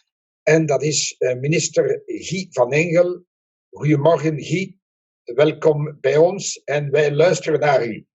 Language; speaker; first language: Dutch; non-native, local second language; French